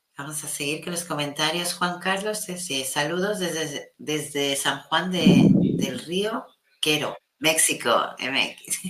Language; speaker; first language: Spanish; non-native, local second language; Catalan